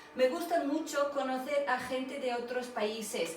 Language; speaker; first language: Spanish; non-native, fluent; English